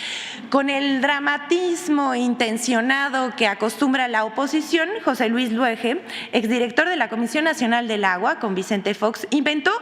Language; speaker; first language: Spanish; native; Spanish